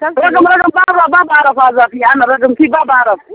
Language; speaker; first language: Arabic; non-native, learner; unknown